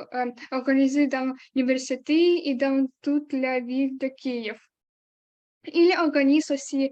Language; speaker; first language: French; non-native, learner; Ukrainian